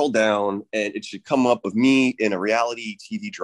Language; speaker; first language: English; native; English